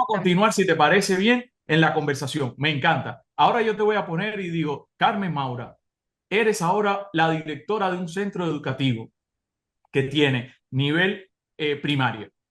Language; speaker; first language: Spanish; native; Spanish